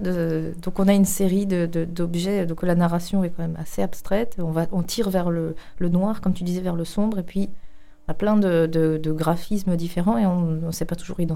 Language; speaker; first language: French; native; French